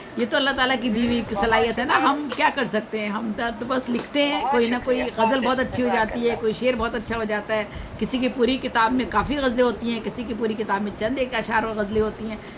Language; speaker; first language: Urdu; native; Urdu